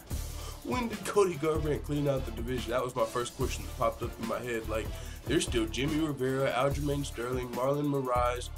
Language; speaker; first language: English; native; English